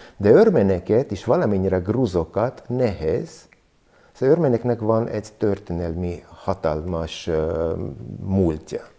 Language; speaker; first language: Hungarian; non-native, learner; Armenian